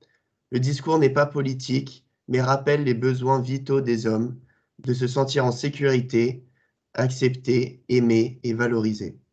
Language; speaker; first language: French; native; French